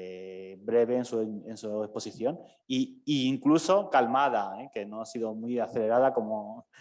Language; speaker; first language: Spanish; native; Spanish